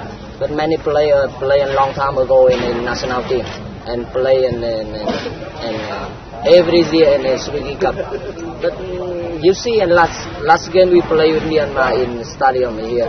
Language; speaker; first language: English; non-native, learner; Vietnamese